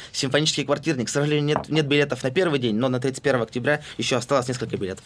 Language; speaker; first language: Russian; native; Russian